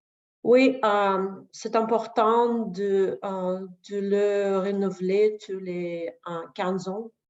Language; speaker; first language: French; non-native, learner; Russian